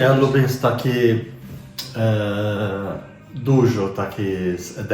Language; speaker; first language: Polish; non-native, learner; Portuguese